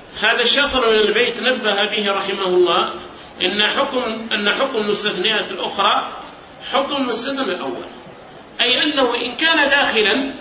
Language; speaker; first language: Arabic; native; Arabic